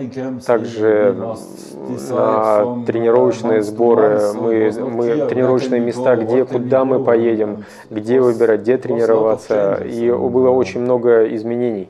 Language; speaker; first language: Russian; non-native, fluent; German